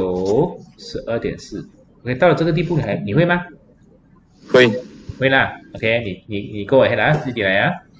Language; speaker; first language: Chinese; native; Chinese